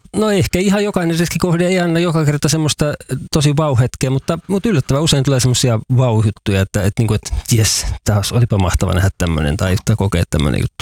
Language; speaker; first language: Finnish; native; Finnish